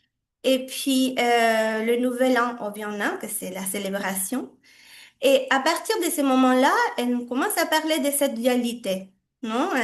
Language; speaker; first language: French; non-native, fluent; Spanish